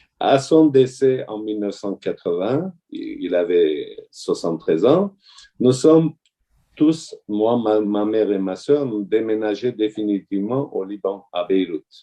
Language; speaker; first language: French; non-native, fluent; Armenian